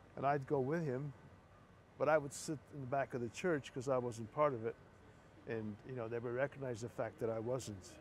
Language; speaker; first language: English; non-native, fluent; Polish